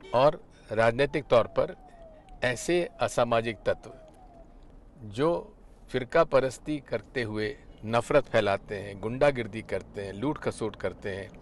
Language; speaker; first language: Hindi; native; Hindi